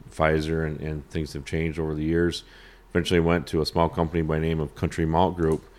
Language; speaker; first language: English; native; English